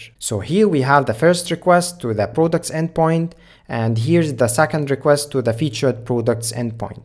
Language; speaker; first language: English; non-native, fluent; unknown